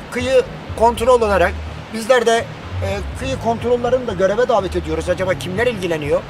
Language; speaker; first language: Turkish; native; Turkish